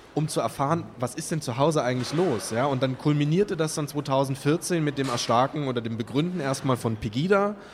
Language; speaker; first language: German; native; German